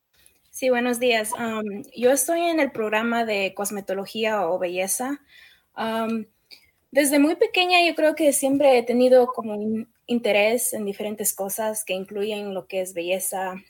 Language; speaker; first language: Spanish; early bilingual, heritage; Spanish